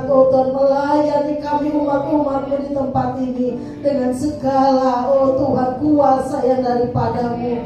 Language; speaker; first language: Indonesian; native; Indonesian